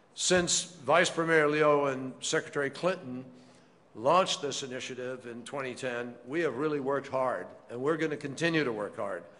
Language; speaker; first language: English; native; English